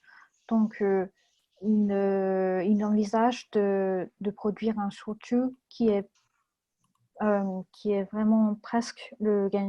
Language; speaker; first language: French; non-native, fluent; Japanese